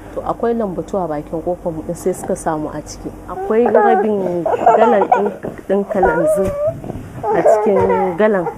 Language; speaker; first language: Hausa; native; Hausa